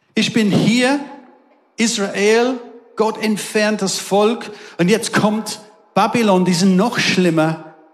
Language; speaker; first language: German; non-native, fluent; English